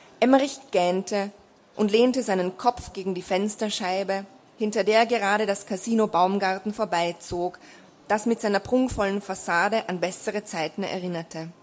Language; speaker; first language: German; native; German